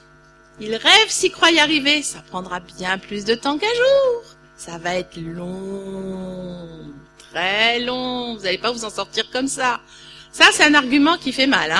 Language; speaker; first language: French; native; French